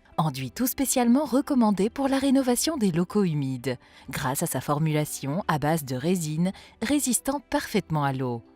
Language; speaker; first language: French; native; French